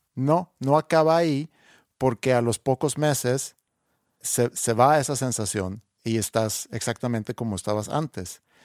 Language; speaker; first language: Spanish; non-native, fluent; Swedish